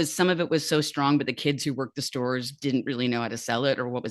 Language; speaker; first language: English; native; English